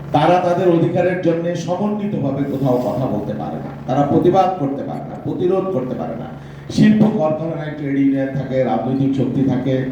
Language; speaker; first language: Bangla; native; Bangla